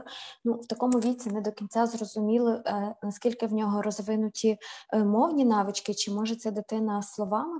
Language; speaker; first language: Ukrainian; native; Ukrainian